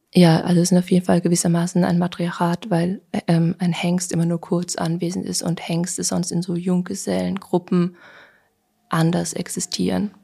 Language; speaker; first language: German; native; German